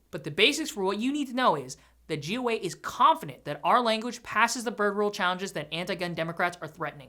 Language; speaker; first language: English; native; English